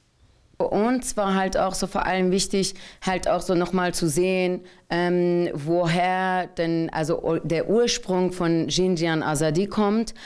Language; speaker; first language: German; non-native, fluent; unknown